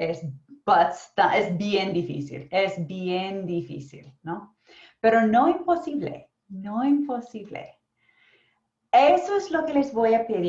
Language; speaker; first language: Spanish; non-native, fluent; English